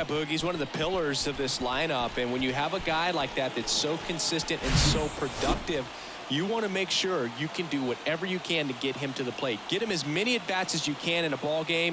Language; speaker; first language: English; native; English